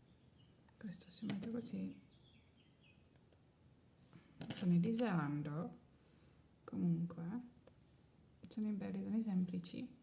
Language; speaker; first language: Italian; non-native, learner; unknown